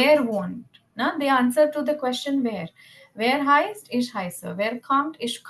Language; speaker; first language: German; non-native, fluent; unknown